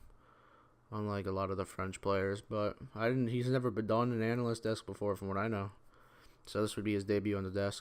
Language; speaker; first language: English; native; English